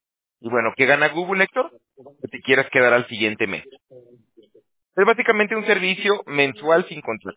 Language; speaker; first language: Spanish; native; Spanish